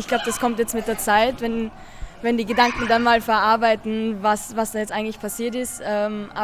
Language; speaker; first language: German; native; German